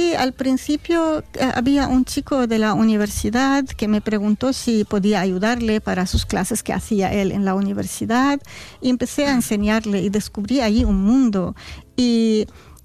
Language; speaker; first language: Spanish; non-native, fluent; Arabic